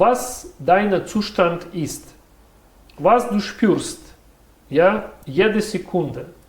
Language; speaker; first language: German; non-native, learner; Russian